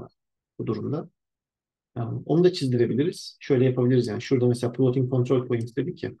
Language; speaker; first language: Turkish; native; Turkish